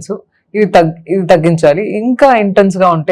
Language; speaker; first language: Telugu; non-native, learner; Tamil